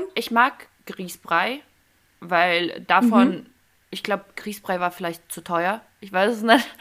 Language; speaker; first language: German; early bilingual, other home language; Ukrainian